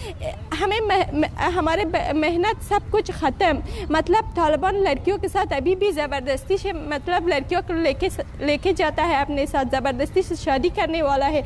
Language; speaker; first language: Hindi; non-native, learner; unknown